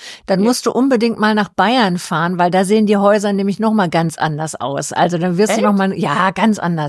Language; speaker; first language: German; native; German